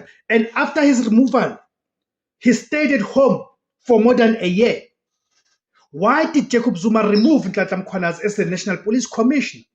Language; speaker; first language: English; non-native, local second language; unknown